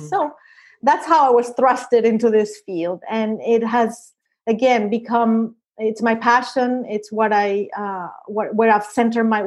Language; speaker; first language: English; non-native, fluent; Spanish